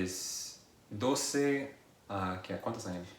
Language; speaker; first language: Spanish; non-native, fluent; English